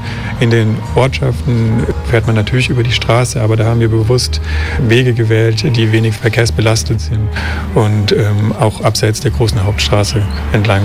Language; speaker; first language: German; native; German